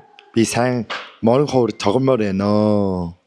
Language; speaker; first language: Mongolian; non-native, fluent; Korean